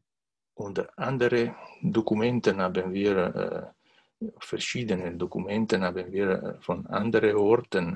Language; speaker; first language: German; non-native, learner; Italian